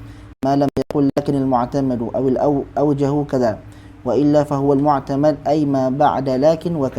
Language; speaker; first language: Arabic; non-native, fluent; Malay